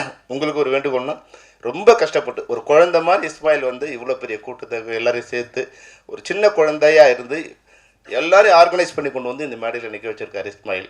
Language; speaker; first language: Tamil; native; Tamil